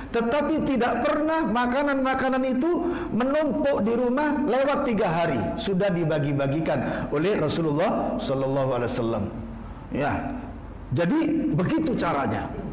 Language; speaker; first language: Malay; non-native, local second language; Javanese